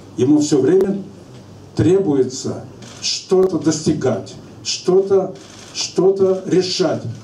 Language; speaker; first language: Russian; native; Russian